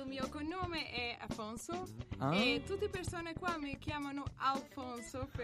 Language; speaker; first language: Italian; non-native, learner; Portuguese